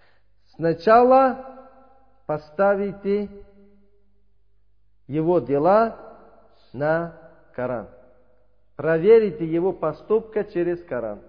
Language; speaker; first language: Russian; non-native, learner; Uzbek